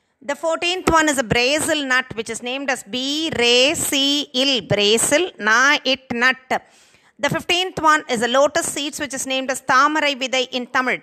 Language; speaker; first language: English; non-native, local second language; Tamil